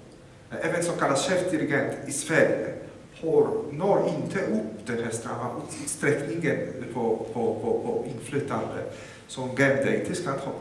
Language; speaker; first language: Swedish; non-native, fluent; Polish